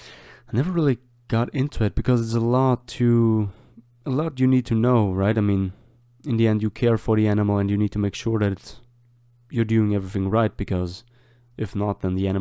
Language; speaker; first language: English; non-native, fluent; German